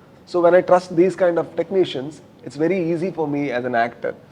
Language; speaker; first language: English; non-native, local second language; Kannada